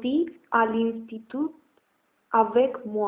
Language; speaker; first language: French; non-native, learner; Spanish